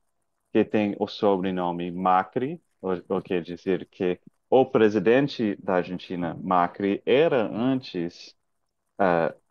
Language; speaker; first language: Portuguese; non-native, fluent; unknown